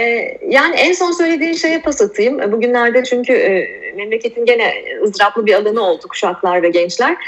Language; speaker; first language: Turkish; native; Turkish